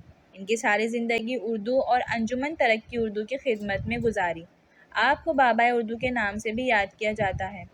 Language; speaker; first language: Urdu; native; Urdu